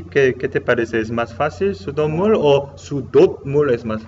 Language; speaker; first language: Spanish; non-native, learner; Korean